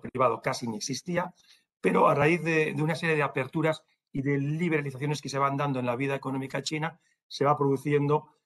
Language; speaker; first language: Spanish; native; Spanish